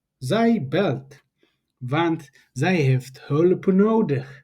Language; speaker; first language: Dutch; non-native, learner; Tigrinya